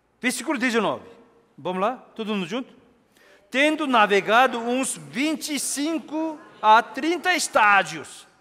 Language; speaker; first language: Portuguese; non-native, fluent; Korean